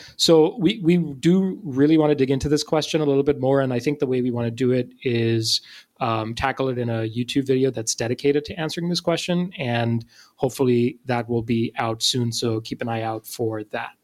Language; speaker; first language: English; non-native, local second language; Urdu